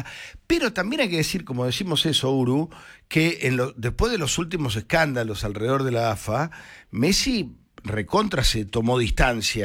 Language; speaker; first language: Spanish; native; Spanish